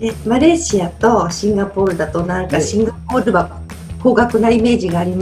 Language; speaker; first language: Japanese; native; Japanese